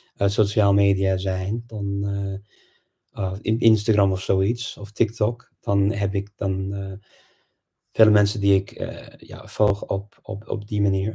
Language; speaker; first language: Dutch; non-native, fluent; English